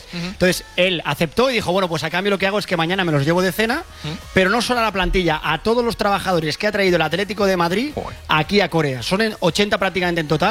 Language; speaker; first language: Spanish; native; Spanish